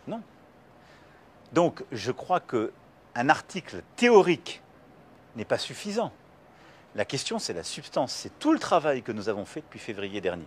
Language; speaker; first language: French; native; French